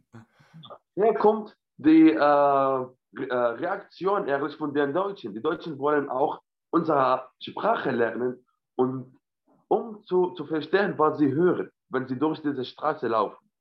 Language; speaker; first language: German; non-native, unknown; Arabic